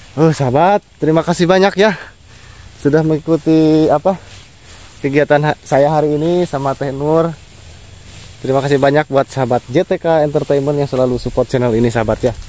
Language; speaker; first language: Indonesian; non-native, local second language; Sundanese